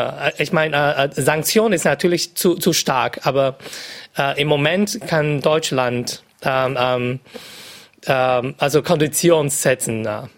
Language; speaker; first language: German; non-native, fluent; Cantonese